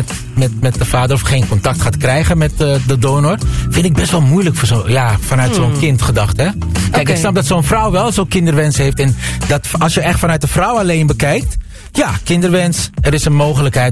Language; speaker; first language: Dutch; native; Dutch